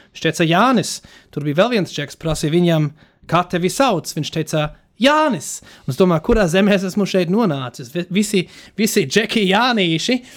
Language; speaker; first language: Latvian; non-native, fluent; German